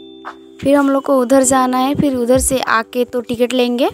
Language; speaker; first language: Hindi; native; Hindi